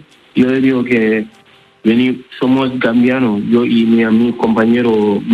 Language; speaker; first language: Spanish; non-native, learner; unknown